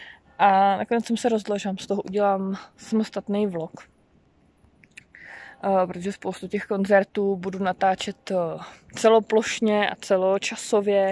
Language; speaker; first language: Czech; native; Czech